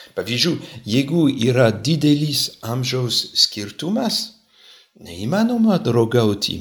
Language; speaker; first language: Lithuanian; non-native, fluent; French